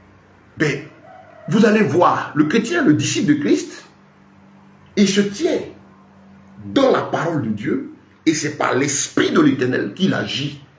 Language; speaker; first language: French; native; French